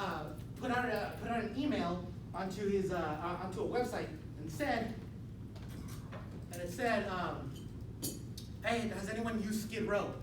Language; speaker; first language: English; non-native, fluent; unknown